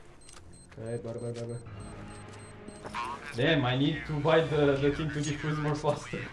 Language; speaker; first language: English; non-native, learner; Portuguese